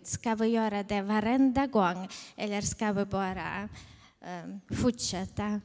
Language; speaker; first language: Swedish; non-native, fluent; Ukrainian